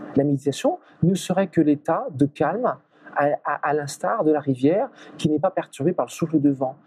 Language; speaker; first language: French; native; French